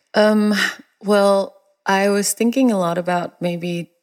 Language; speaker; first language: English; non-native, fluent; Danish